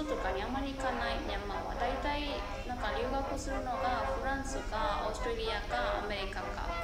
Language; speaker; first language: Japanese; non-native, learner; Burmese